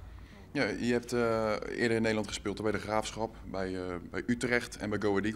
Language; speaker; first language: Dutch; native; Dutch